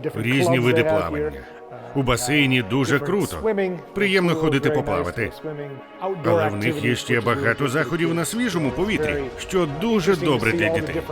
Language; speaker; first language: Ukrainian; non-native, fluent; English